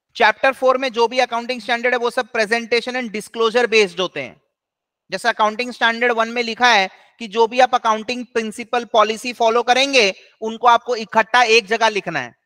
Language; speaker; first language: Hindi; native; Hindi